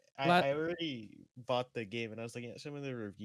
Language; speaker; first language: English; native; English